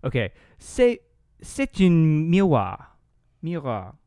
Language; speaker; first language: French; non-native, learner; English